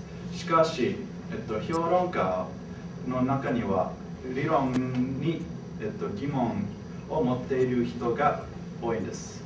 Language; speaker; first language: Japanese; non-native, fluent; English